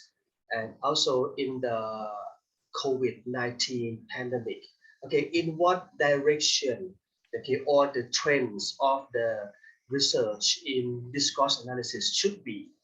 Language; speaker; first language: English; non-native, fluent; Thai